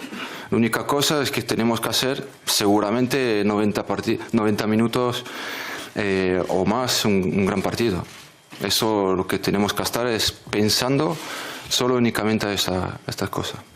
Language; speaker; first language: Spanish; non-native, fluent; French